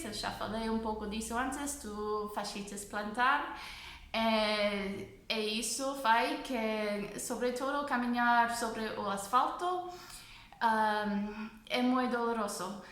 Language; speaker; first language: Portuguese; non-native, fluent; English